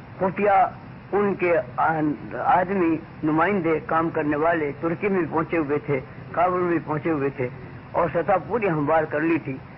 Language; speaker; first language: Urdu; native; Urdu